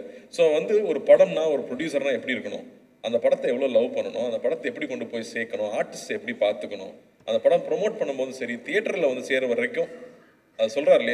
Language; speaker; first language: Tamil; native; Tamil